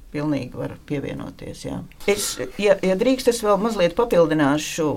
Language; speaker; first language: Latvian; native; Latvian